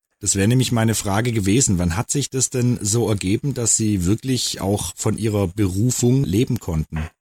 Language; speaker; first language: German; native; German